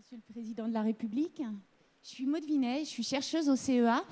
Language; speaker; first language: French; native; French